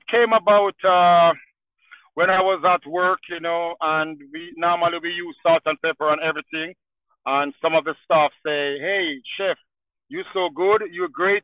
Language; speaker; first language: English; non-native, local second language; Jamaican Creole English